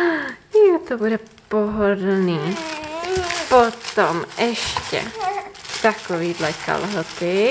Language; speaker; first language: Czech; native; Czech